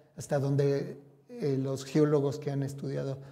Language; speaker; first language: Spanish; native; Spanish